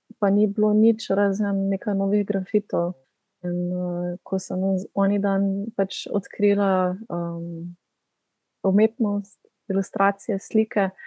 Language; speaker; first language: Slovenian; native; Slovenian